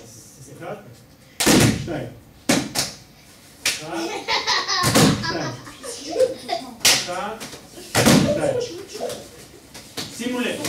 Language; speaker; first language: Hebrew; non-native, learner; Russian